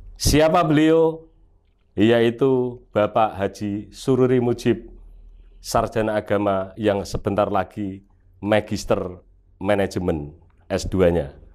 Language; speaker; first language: Indonesian; native; Indonesian